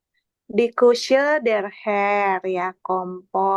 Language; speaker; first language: German; non-native, learner; Indonesian